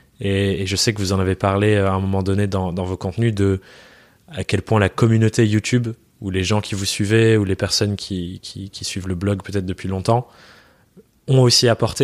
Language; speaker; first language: French; native; French